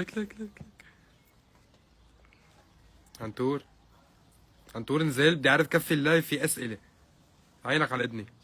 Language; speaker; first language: Arabic; native; Arabic